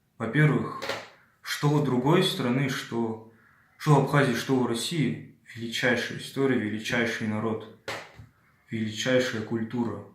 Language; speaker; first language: Russian; early bilingual, other home language; Abkhazian